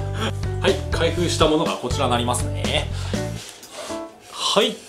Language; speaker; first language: Japanese; native; Japanese